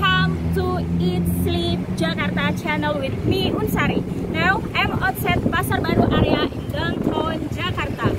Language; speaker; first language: English; non-native, learner; Indonesian